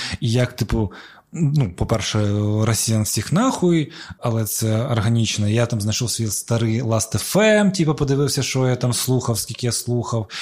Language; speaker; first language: Ukrainian; non-native, local second language; Russian